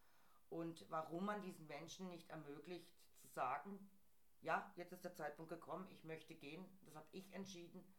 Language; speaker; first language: German; native; German